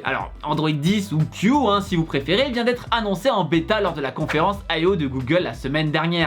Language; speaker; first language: French; native; French